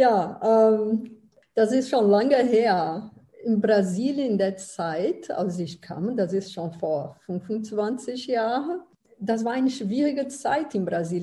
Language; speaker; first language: German; non-native, fluent; Portuguese